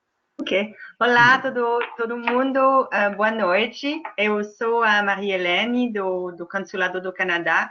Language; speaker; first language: Portuguese; non-native, fluent; French